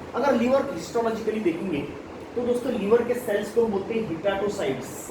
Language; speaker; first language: Hindi; non-native, local second language; Marathi